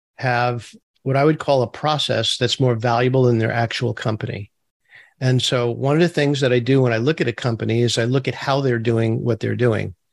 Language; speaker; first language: English; early bilingual, other home language; Turkish